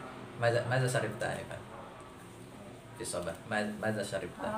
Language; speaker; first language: Arabic; non-native, fluent; Indonesian